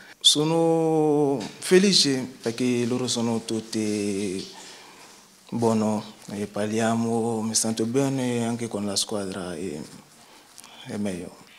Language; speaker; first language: Italian; non-native, learner; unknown